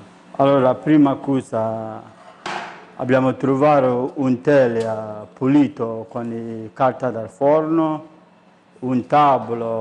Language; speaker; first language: Italian; non-native, learner; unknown